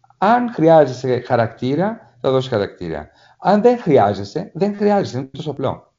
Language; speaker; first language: Greek; native; Greek